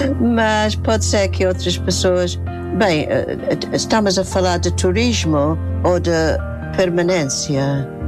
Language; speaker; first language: Portuguese; non-native, fluent; English